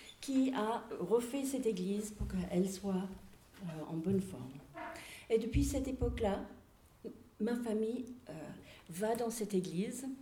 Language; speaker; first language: French; non-native, fluent; English